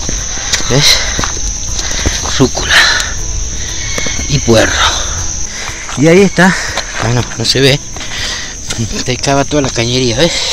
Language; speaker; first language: Spanish; native; Spanish